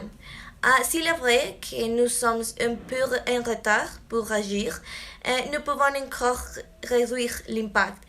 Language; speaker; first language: French; non-native, learner; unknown